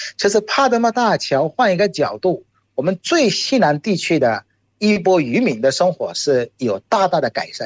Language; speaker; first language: Chinese; non-native, fluent; Bangla